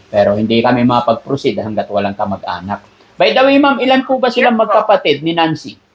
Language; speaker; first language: Filipino; native; Filipino